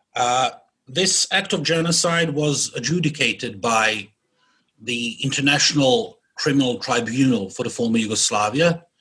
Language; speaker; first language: English; non-native, fluent; Bosnian